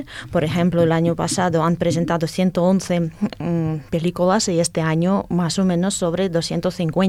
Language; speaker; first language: Spanish; non-native, fluent; Russian